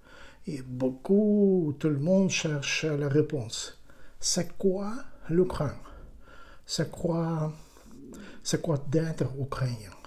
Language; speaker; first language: French; non-native, learner; Ukrainian